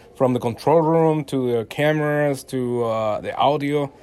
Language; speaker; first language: English; non-native, fluent; Spanish